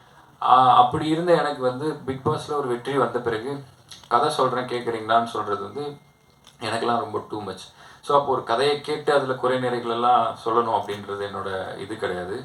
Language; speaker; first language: Tamil; native; Tamil